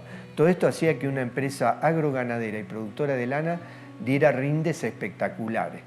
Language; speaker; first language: Spanish; native; Spanish